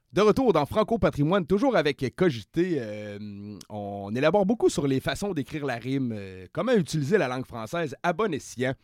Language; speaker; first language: French; native; French